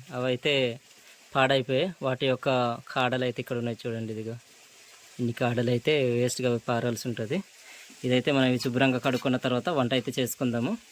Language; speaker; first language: Telugu; non-native, local second language; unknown